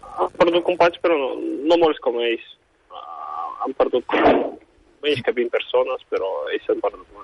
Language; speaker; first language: Catalan; non-native, fluent; Ukrainian